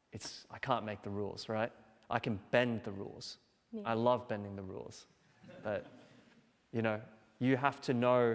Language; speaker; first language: English; native; English